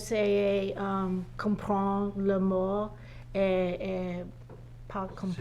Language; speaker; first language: French; non-native, learner; English